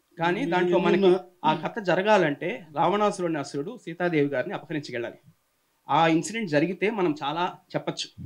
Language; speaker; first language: Telugu; native; Telugu